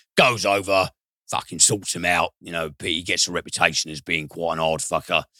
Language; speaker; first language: English; native; English